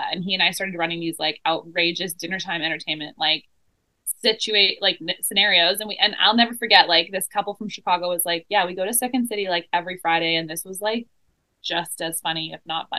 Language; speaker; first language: English; native; English